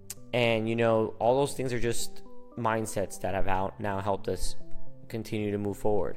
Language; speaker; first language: English; early bilingual, other home language; Spanish